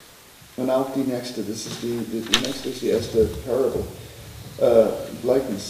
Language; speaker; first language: German; non-native, learner; English